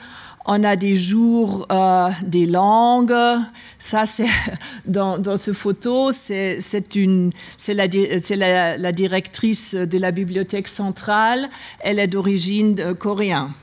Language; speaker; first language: French; non-native, learner; German